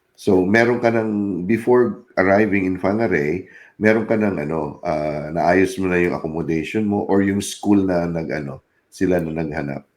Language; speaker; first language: Filipino; native; Filipino